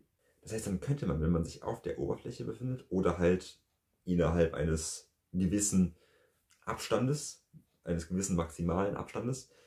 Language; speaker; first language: German; native; German